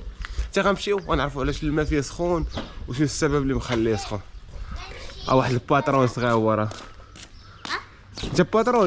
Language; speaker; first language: Arabic; native; Arabic